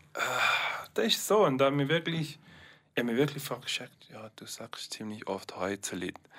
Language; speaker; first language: German; non-native, learner; English